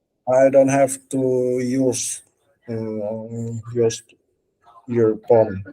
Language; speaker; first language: English; non-native, learner; Indonesian